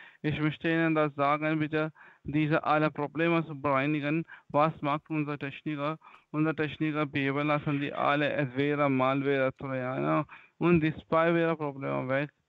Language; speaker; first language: German; non-native, learner; Hindi